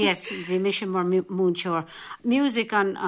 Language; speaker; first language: Irish; non-native, local second language; English